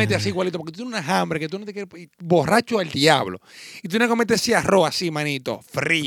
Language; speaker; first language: Spanish; native; Spanish